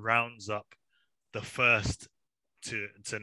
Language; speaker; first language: English; native; English